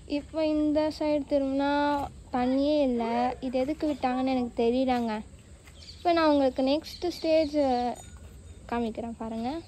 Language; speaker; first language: Tamil; non-native, local second language; Telugu